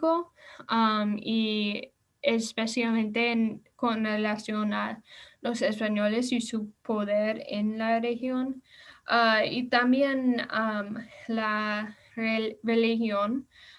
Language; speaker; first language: Spanish; non-native, learner; English